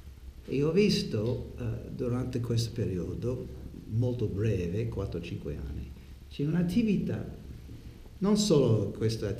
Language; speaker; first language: Italian; non-native, learner; English